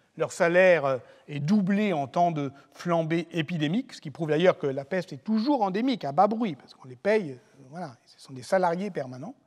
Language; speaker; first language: French; native; French